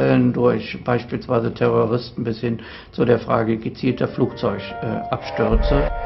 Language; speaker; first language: German; native; German